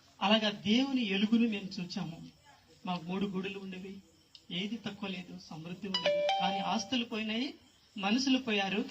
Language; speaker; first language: Telugu; non-native, local second language; Lambadi